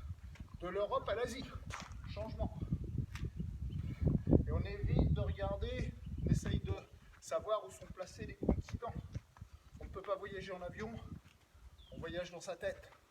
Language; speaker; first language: French; native; French